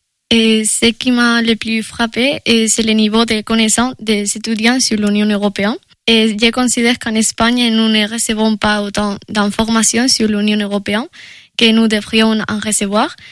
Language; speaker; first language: French; non-native, fluent; Spanish